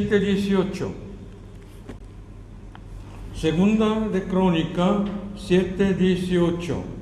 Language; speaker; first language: Spanish; non-native, fluent; Korean